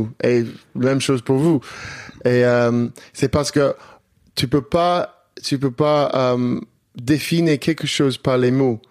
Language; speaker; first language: French; non-native, fluent; English